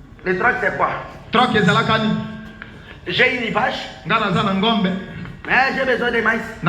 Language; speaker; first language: French; non-native, local second language; Lingala